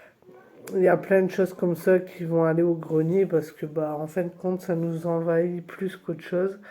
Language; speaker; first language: French; native; French